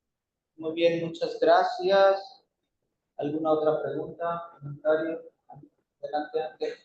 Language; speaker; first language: Spanish; native; Spanish